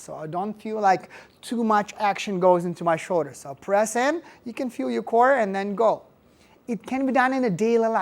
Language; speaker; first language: English; non-native, fluent; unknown